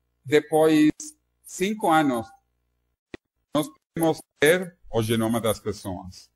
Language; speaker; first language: Spanish; non-native, learner; Portuguese